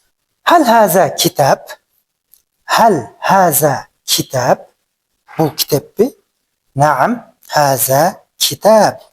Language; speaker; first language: Arabic; non-native, fluent; Kyrgyz